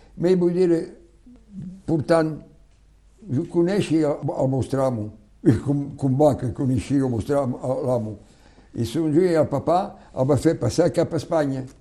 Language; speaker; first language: Catalan; non-native, local second language; French